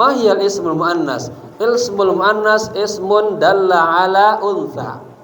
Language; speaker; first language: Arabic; non-native, fluent; Indonesian